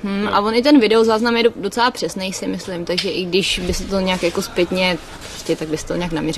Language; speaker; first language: Czech; native; Czech